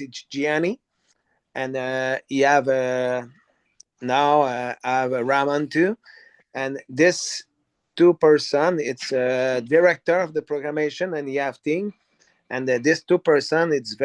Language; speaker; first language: English; non-native, learner; French